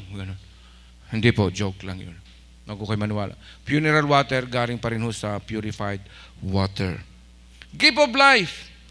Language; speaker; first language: Filipino; non-native, local second language; Iloko